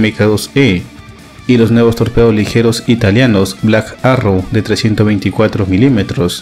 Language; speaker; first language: Spanish; native; Spanish